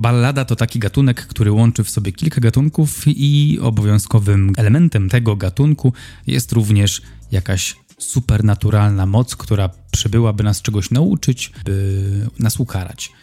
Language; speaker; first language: Polish; native; Polish